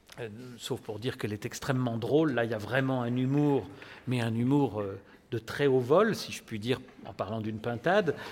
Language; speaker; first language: French; native; French